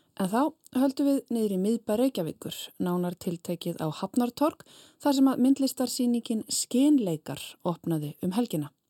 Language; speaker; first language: Icelandic; native; Icelandic